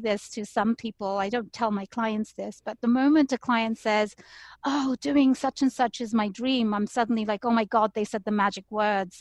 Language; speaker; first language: English; native; English